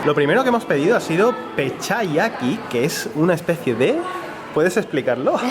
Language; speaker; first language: Spanish; native; Spanish